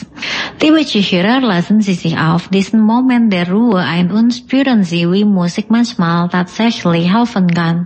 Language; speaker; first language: German; non-native, fluent; Indonesian